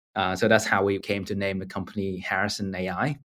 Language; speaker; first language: English; non-native, fluent; Vietnamese